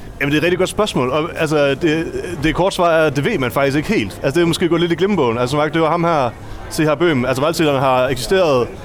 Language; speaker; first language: Danish; native; Danish